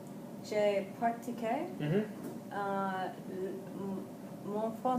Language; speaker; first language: French; non-native, learner; English